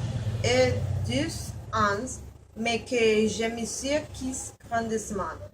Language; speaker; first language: French; non-native, learner; Spanish